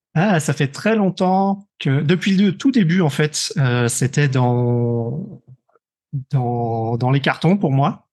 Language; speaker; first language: French; native; French